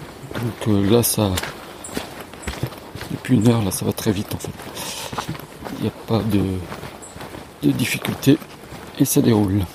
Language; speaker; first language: French; native; French